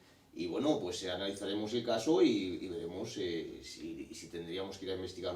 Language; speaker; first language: Spanish; native; Spanish